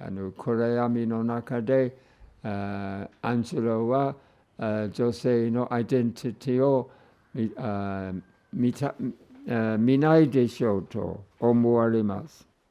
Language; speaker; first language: Japanese; non-native, fluent; English